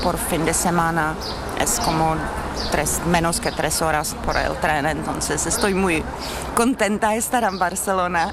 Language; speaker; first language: Spanish; non-native, learner; Czech